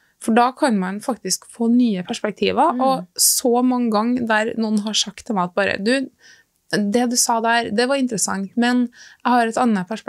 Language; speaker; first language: Norwegian; native; Norwegian